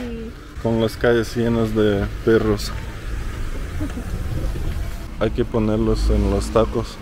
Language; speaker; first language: Spanish; non-native, fluent; Russian